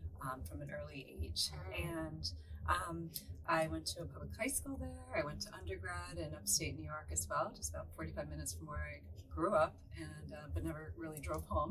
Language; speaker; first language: English; native; English